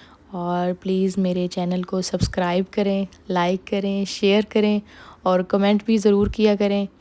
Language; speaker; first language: Urdu; native; Urdu